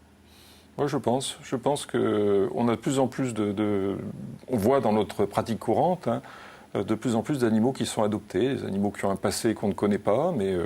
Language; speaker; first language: French; native; French